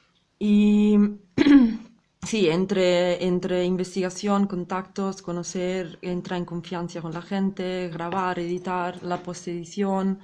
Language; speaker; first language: Spanish; non-native, fluent; Italian